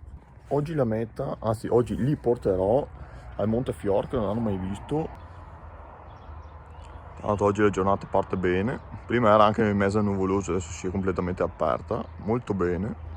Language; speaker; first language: Italian; native; Italian